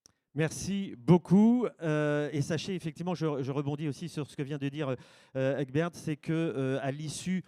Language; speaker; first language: French; native; French